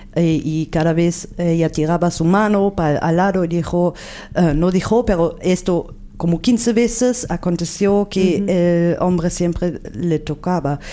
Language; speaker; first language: Spanish; non-native, fluent; German